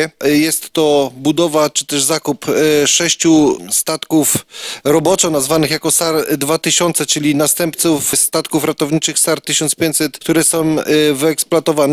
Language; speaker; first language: Polish; native; Polish